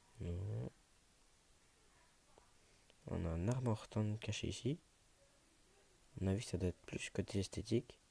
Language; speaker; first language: French; native; French